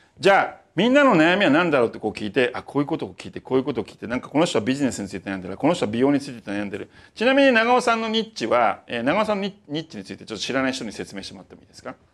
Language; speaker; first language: Japanese; native; Japanese